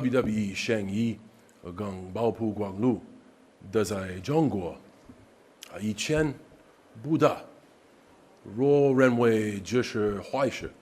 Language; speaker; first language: Chinese; non-native, learner; English